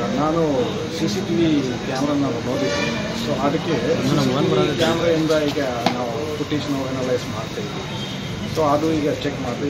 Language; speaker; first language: Kannada; non-native, local second language; Hindi